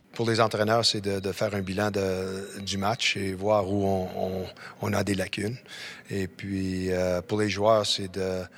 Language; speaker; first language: French; native; French